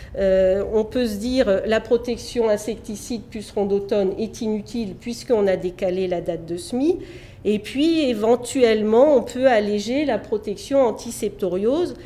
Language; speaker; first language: French; native; French